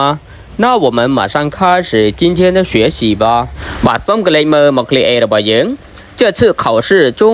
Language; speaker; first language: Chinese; non-native, fluent; Khmer